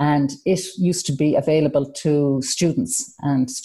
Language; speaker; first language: English; native; English